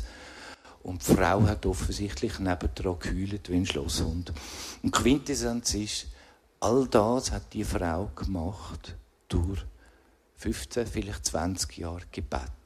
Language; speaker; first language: German; native; German